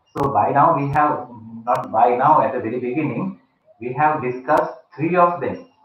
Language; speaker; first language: English; non-native, local second language; Sinhala